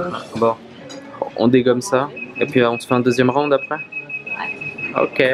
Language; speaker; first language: French; native; French